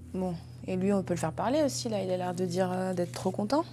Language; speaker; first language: French; native; French